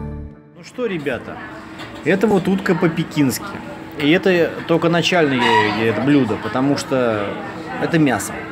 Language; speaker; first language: Russian; native; Russian